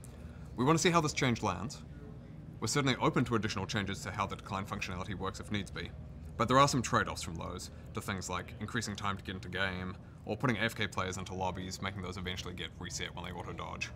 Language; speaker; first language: English; native; English